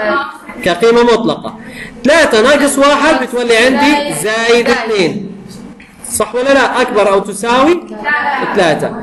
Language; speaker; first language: Arabic; native; Arabic